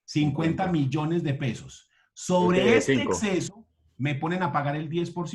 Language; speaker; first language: Spanish; native; Spanish